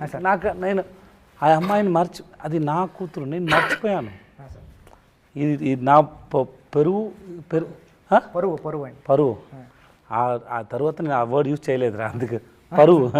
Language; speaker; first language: Telugu; non-native, learner; Tamil